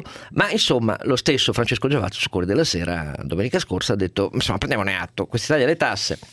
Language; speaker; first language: Italian; native; Italian